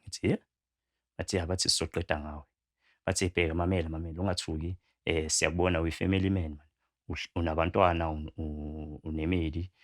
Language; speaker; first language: Zulu; native; Zulu